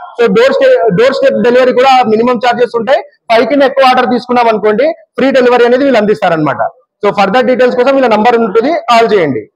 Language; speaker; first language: Telugu; native; Telugu